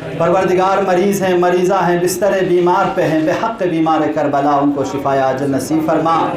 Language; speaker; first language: Urdu; non-native, local second language; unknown